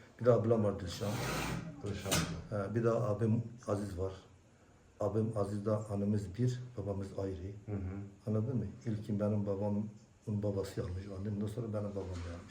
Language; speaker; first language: Turkish; non-native, local second language; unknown